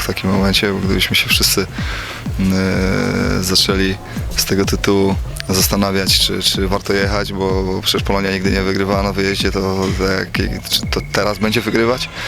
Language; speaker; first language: Polish; native; Polish